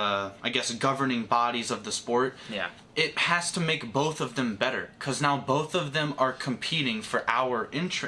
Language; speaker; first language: English; native; English